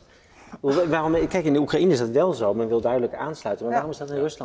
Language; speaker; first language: Dutch; native; Dutch